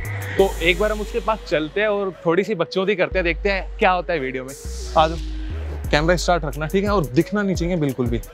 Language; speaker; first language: Hindi; native; Hindi